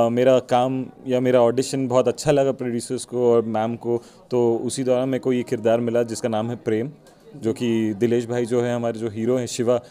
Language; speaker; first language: Hindi; non-native, local second language; Odia